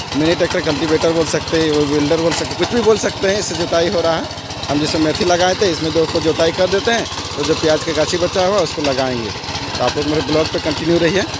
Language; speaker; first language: Hindi; native; Hindi